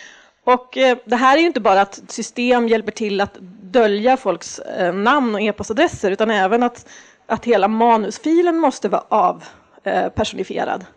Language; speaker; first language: Swedish; native; Swedish